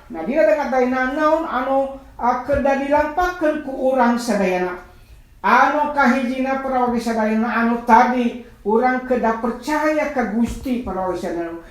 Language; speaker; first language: Sundanese; non-native, local second language; Nias